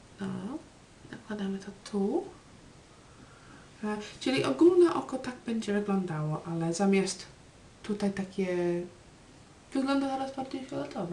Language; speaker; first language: Polish; early bilingual, heritage; Polish